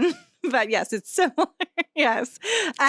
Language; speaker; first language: English; native; English